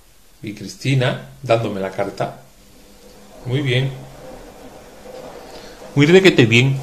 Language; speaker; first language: Spanish; native; Spanish